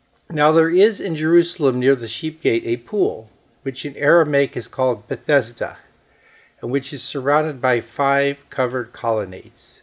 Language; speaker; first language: English; native; English